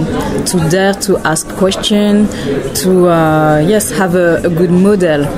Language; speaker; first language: English; non-native, learner; French